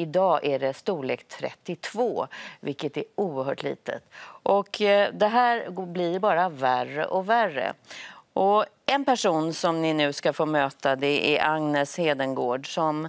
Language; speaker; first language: Swedish; native; Swedish